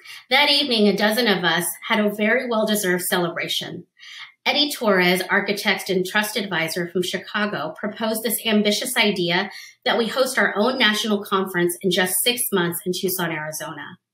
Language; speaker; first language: English; early bilingual, other home language; Spanish